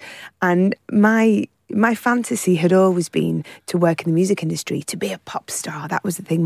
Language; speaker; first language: English; native; English